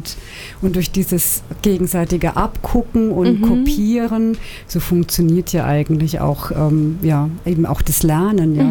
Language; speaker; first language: German; native; German